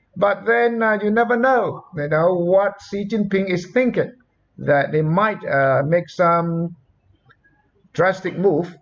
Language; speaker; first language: English; non-native, fluent; Thai